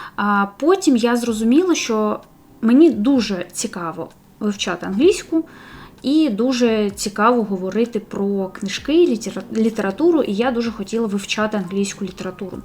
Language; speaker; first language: Ukrainian; non-native, local second language; Russian